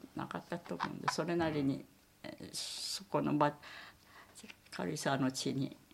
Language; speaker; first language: Japanese; native; Japanese